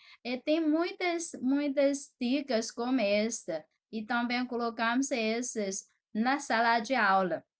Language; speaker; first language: Portuguese; non-native, fluent; Chinese